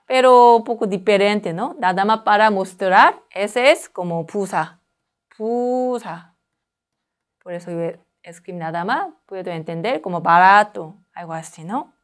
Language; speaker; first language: Spanish; non-native, learner; Korean